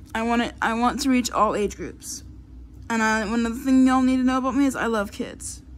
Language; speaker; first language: English; native; English